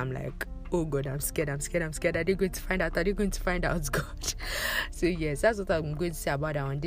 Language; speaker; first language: English; non-native, local second language; Yoruba